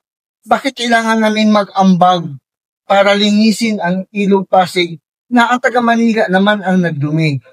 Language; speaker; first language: Filipino; native; Filipino